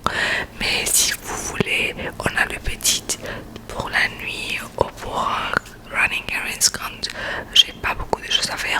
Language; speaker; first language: French; non-native, learner; Spanish